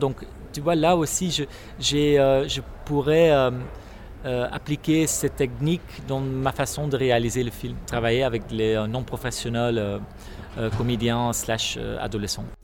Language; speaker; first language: French; non-native, local second language; Dutch